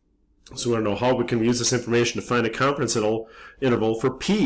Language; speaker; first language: English; native; English